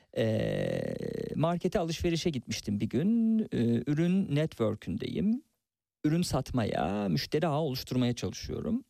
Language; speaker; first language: Turkish; native; Turkish